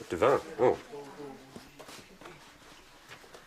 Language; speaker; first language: French; non-native, learner; English